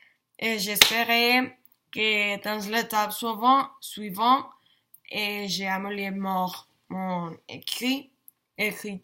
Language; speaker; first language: French; non-native, learner; Spanish